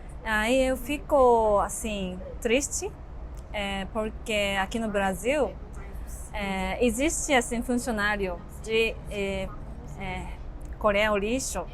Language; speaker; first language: Portuguese; non-native, learner; Japanese